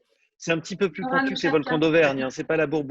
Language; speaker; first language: French; native; French